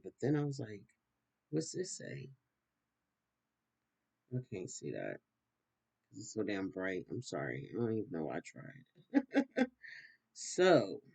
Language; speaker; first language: English; native; English